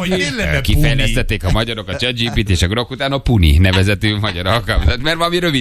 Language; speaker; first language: Hungarian; native; Hungarian